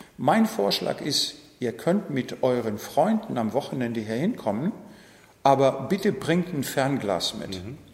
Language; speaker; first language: German; non-native, fluent; Greek